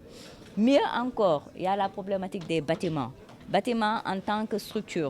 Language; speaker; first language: French; non-native, local second language; Wolof